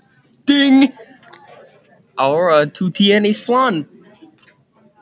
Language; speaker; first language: Spanish; non-native, learner; English